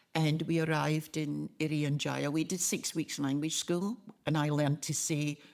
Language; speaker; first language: English; native; English